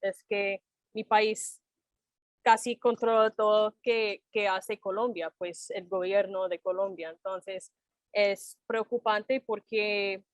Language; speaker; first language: Spanish; non-native, fluent; English